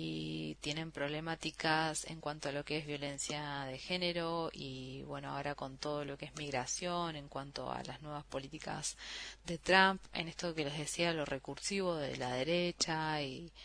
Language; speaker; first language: Spanish; native; Spanish